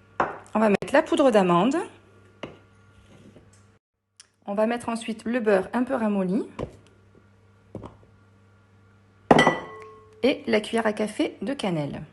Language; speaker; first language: French; native; French